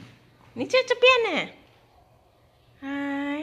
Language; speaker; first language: Chinese; non-native, fluent; Indonesian